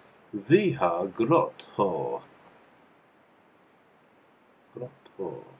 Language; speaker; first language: Swedish; non-native, learner; English